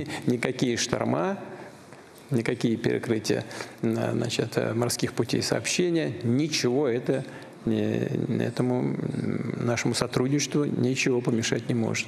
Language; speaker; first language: Russian; native; Russian